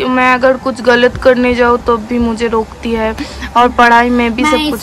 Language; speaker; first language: Hindi; non-native, local second language; Bangla